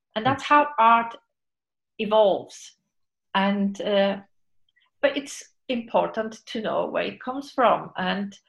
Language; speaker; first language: English; non-native, fluent; Polish